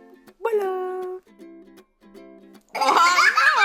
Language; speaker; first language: French; native; French